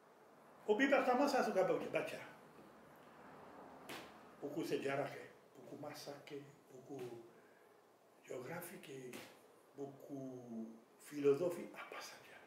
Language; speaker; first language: Indonesian; non-native, fluent; French